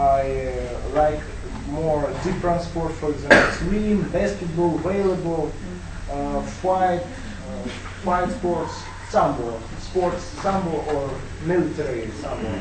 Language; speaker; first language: English; non-native, learner; Russian